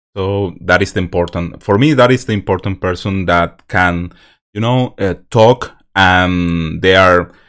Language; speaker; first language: English; non-native, learner; Spanish